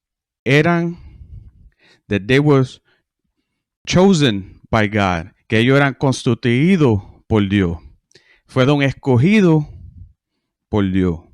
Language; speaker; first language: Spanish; early bilingual, heritage; Spanish